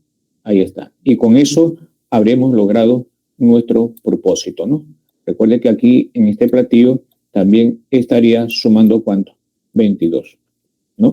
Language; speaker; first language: Spanish; native; Spanish